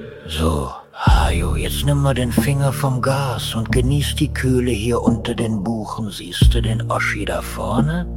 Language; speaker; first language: German; native; German